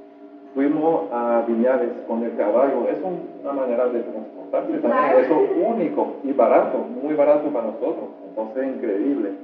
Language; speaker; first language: Spanish; non-native, fluent; French